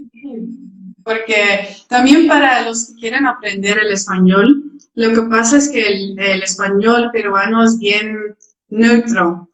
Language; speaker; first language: Spanish; non-native, fluent; Dutch